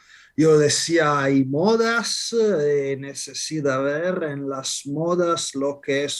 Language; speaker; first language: Spanish; non-native, fluent; Italian